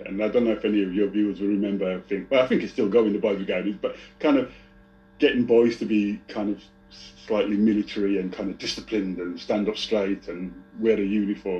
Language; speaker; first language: English; native; English